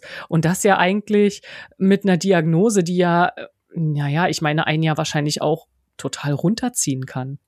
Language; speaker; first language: German; native; German